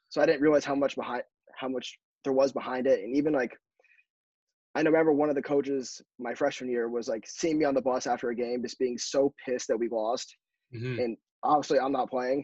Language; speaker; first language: English; native; English